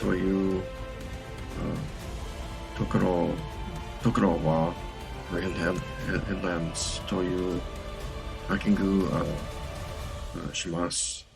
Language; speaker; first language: Japanese; non-native, learner; English